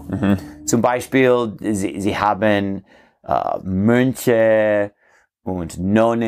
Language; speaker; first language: German; non-native, fluent; English